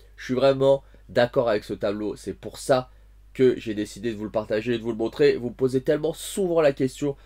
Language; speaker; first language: French; native; French